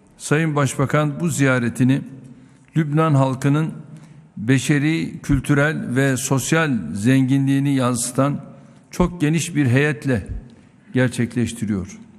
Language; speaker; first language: Turkish; native; Turkish